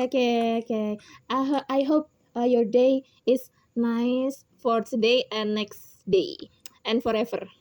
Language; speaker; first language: English; non-native, learner; Indonesian